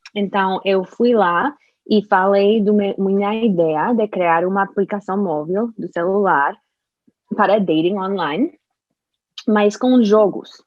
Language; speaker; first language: Portuguese; non-native, fluent; English